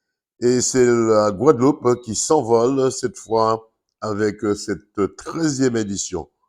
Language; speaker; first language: French; native; French